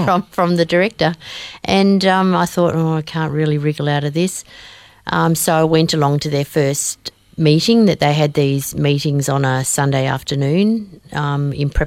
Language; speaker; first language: English; native; English